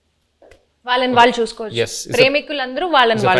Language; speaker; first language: Telugu; native; Telugu